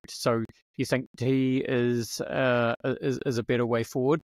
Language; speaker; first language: English; native; English